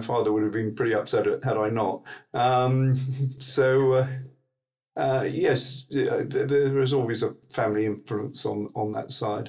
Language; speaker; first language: English; native; English